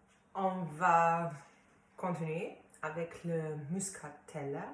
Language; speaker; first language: French; non-native, fluent; German